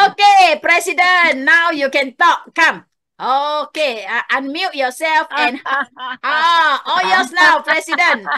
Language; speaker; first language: English; non-native, local second language; Chinese